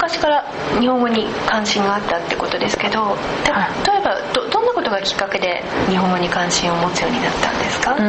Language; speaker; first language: Japanese; native; Japanese